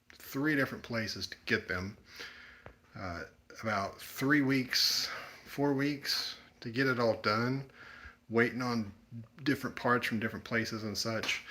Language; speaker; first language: English; native; English